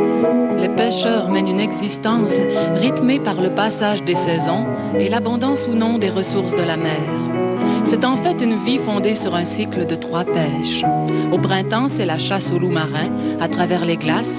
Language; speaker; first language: French; native; French